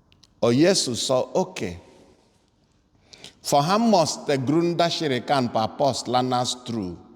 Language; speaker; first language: Swedish; non-native, fluent; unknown